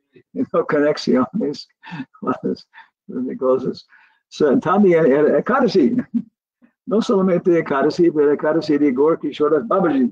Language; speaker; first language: Spanish; non-native, learner; English